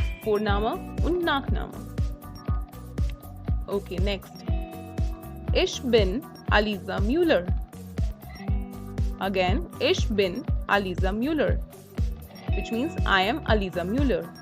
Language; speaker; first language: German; non-native, learner; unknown